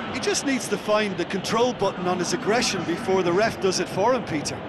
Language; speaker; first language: English; native; English